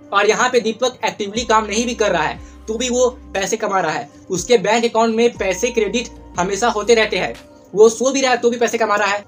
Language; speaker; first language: Hindi; native; Hindi